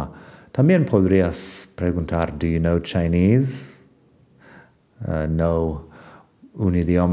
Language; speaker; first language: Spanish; non-native, fluent; English